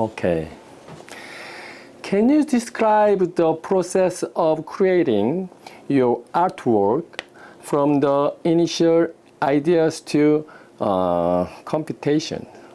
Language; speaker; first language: English; non-native, learner; Korean